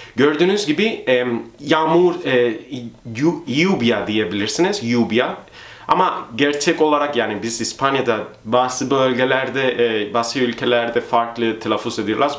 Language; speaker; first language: Turkish; non-native, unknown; Spanish